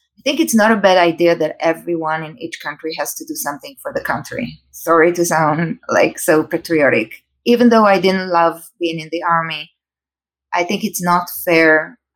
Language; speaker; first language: English; non-native, fluent; Hebrew